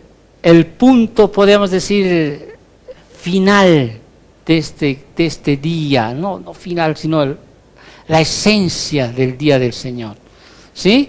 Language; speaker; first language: Spanish; native; Spanish